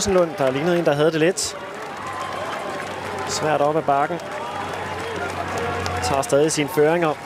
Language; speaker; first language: Danish; native; Danish